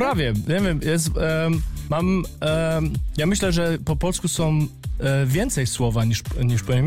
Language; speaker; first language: Polish; early bilingual, heritage; German